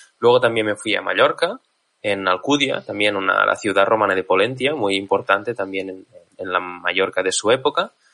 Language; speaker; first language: Spanish; native; Spanish